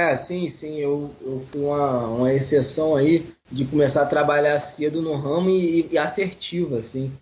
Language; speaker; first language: Portuguese; native; Portuguese